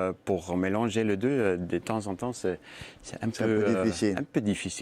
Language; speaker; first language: French; non-native, learner; English